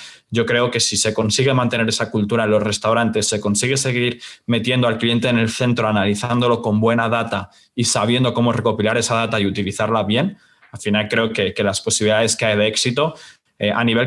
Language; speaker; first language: Spanish; native; Spanish